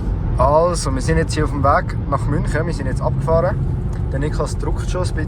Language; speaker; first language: German; native; German